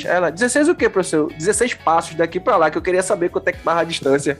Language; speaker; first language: Portuguese; native; Portuguese